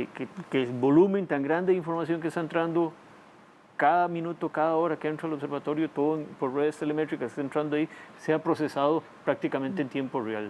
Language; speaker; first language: Spanish; native; Spanish